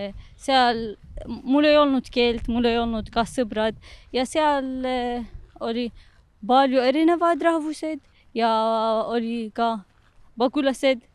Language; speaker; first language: Estonian; non-native, learner; Arabic